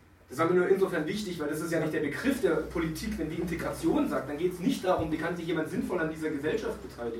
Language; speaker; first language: German; native; German